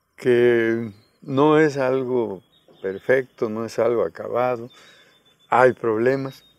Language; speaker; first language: Spanish; native; Spanish